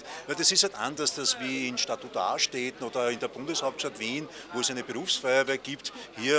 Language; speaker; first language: German; native; German